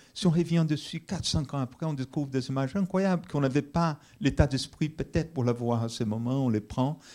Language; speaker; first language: French; non-native, fluent; Portuguese